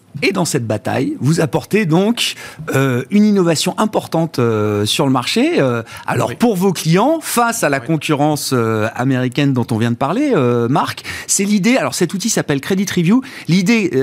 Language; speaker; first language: French; native; French